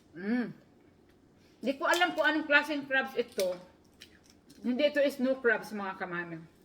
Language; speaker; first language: Filipino; non-native, local second language; Cebuano